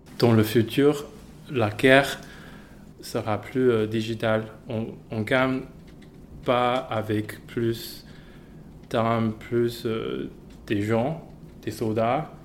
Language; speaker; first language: French; non-native, fluent; Chinese